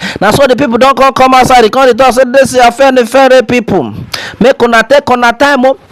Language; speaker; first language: Nigerian Pidgin; non-native, local second language; Yoruba